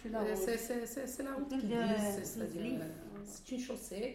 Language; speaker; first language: French; non-native, fluent; Arabic